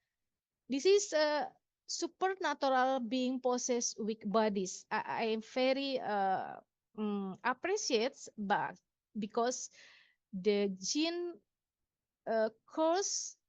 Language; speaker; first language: English; non-native, local second language; Indonesian